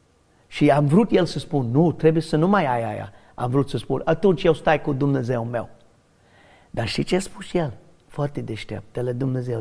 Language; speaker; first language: Romanian; non-native, learner; English